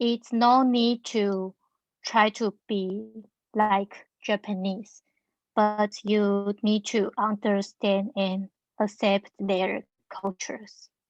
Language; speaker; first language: English; non-native, learner; Chinese